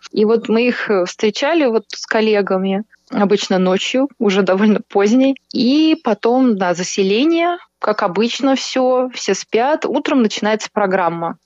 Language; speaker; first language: Russian; native; Russian